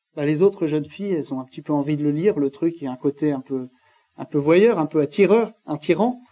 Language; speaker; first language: French; native; French